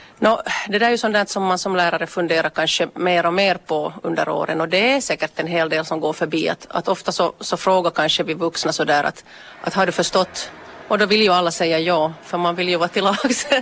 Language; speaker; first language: Swedish; native; Swedish